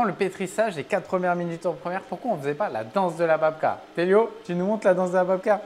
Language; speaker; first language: French; native; French